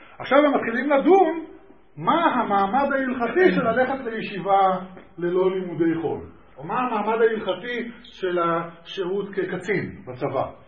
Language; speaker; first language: Hebrew; native; Hebrew